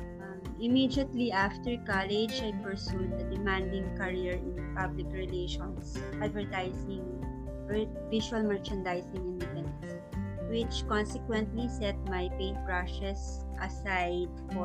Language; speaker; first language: English; non-native, local second language; Iloko